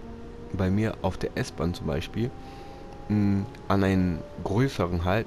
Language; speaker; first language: German; native; German